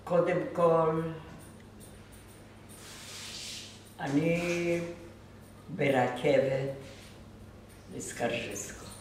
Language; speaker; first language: Hebrew; non-native, fluent; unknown